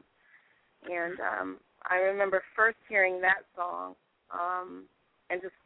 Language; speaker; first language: English; early bilingual, other home language; French